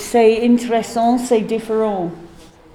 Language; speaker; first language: French; non-native, learner; English